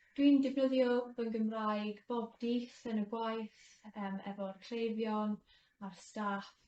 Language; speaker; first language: Welsh; non-native, learner; English